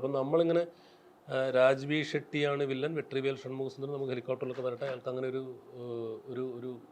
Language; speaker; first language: Malayalam; native; Malayalam